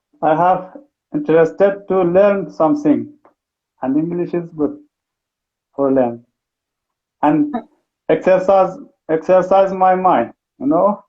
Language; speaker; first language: English; non-native, learner; Persian